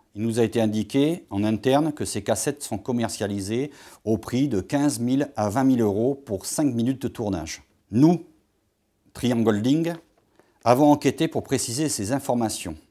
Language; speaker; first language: French; native; French